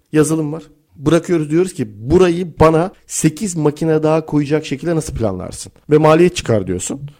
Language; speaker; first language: Turkish; native; Turkish